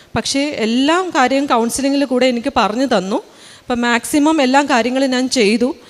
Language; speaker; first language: Malayalam; early bilingual, heritage; Malayalam